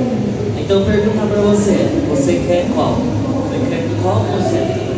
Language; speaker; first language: Portuguese; early bilingual, heritage; Japanese